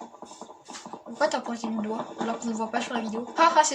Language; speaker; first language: French; native; French